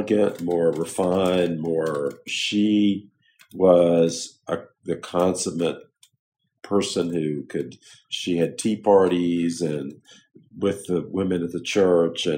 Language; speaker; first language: English; native; English